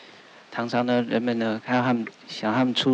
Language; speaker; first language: Chinese; native; Chinese